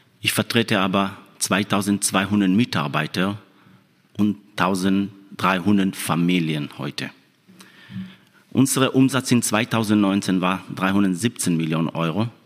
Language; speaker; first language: German; non-native, fluent; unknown